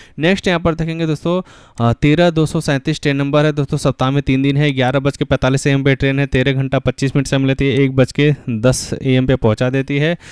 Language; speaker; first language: Hindi; native; Hindi